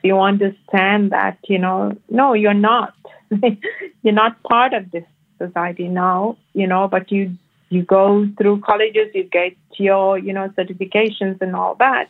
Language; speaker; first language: English; non-native, local second language; Sinhala